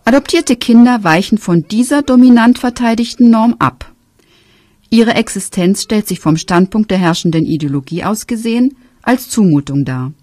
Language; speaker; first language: German; native; German